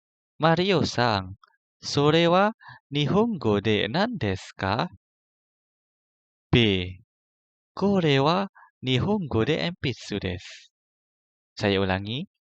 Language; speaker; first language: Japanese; non-native, fluent; Indonesian